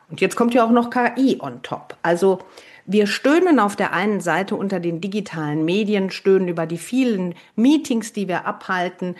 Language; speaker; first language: German; native; German